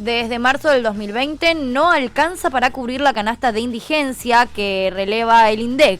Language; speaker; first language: Spanish; native; Spanish